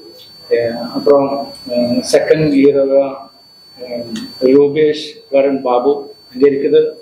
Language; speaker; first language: Tamil; non-native, learner; Malayalam